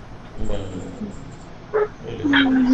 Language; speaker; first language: Persian; non-native, fluent; Urdu